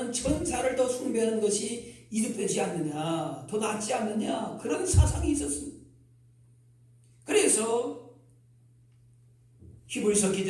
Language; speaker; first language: Korean; native; Korean